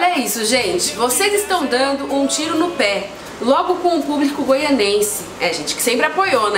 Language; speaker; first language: Portuguese; native; Portuguese